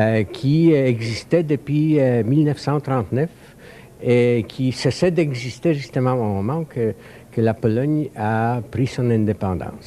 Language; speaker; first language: French; non-native, fluent; Polish